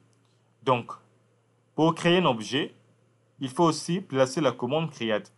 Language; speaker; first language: French; non-native, local second language; Lingala